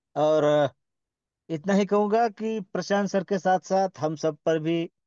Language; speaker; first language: Hindi; non-native, local second language; Marathi